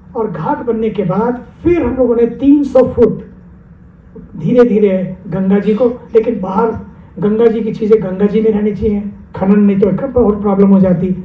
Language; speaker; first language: Hindi; native; Hindi